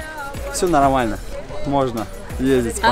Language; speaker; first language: Russian; native; Russian